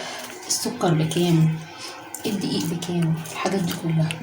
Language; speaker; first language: Arabic; native; Arabic